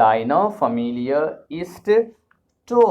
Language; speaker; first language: German; non-native, learner; Urdu